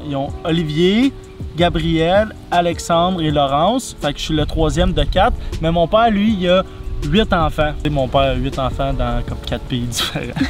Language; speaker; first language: French; native; French